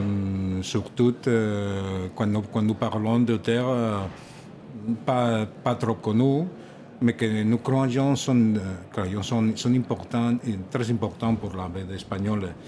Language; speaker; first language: French; non-native, learner; Catalan